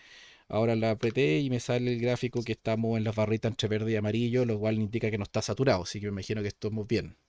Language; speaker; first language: Spanish; native; Spanish